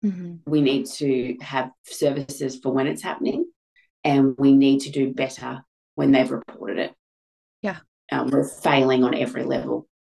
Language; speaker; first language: English; native; English